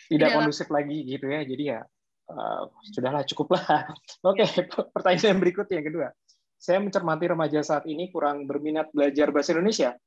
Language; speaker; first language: Indonesian; native; Indonesian